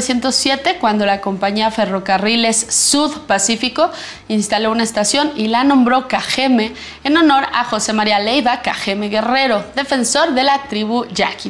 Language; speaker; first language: Spanish; native; Spanish